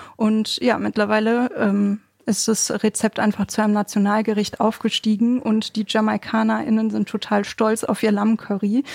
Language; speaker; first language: German; native; German